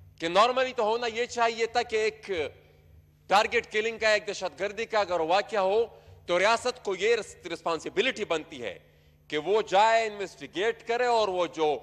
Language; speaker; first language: Urdu; non-native, local second language; Pashto